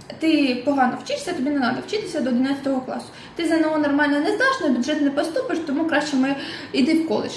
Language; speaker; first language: Ukrainian; non-native, local second language; Russian